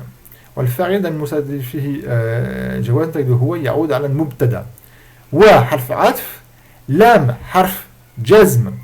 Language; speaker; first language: Arabic; non-native, fluent; French